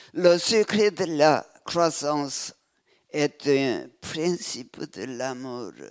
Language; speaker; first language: French; non-native, fluent; Korean